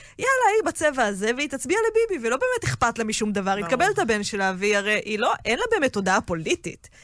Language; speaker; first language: Hebrew; native; Hebrew